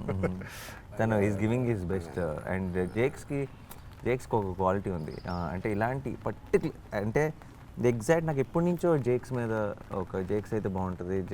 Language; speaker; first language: Telugu; native; Telugu